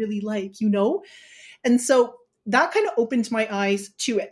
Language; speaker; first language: English; native; English